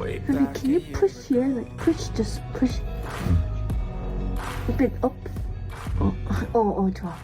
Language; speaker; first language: English; non-native, learner; Korean